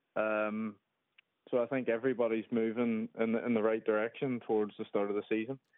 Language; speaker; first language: English; native; English